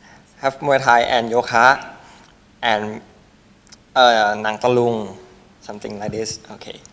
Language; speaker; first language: English; non-native, learner; Thai